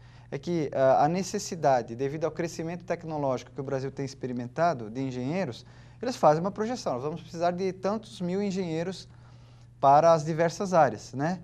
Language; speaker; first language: Portuguese; native; Portuguese